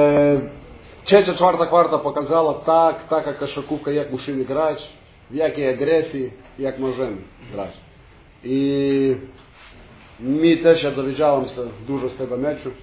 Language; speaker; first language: Polish; non-native, fluent; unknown